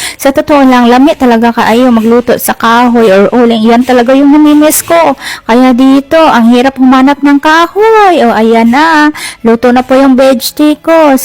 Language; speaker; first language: Filipino; non-native, local second language; Cebuano